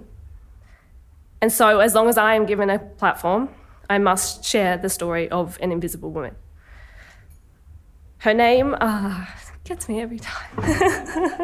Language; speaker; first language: English; native; English